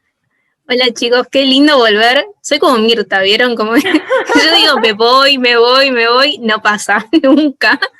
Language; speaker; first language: Spanish; native; Spanish